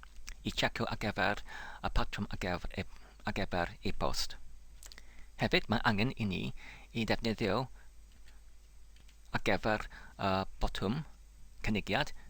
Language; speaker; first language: Welsh; non-native, fluent; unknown